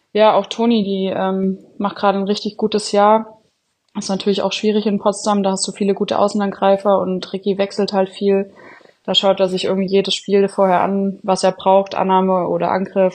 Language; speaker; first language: German; native; German